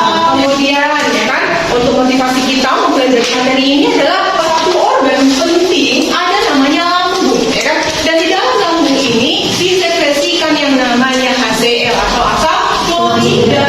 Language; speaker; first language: Indonesian; native; Indonesian